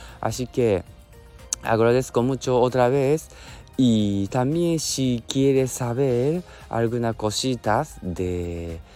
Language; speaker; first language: Spanish; non-native, learner; Japanese